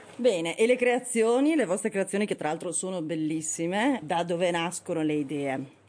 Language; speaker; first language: Italian; native; Italian